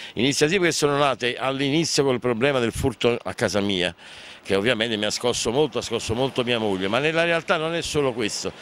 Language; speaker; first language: Italian; native; Italian